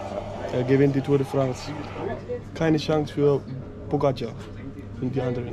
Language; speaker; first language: German; non-native, learner; Danish